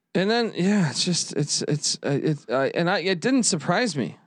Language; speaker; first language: English; native; English